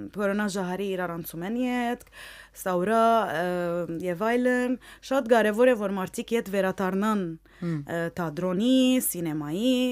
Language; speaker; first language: Armenian; early bilingual, heritage; Armenian